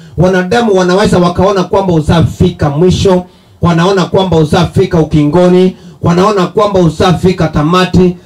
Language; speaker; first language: Swahili; non-native, local second language; Gusii